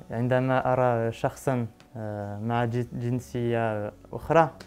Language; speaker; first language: Arabic; non-native, learner; French